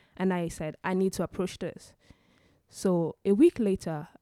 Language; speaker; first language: English; non-native, local second language; Igbo